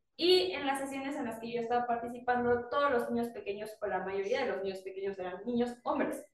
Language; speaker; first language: Spanish; native; Spanish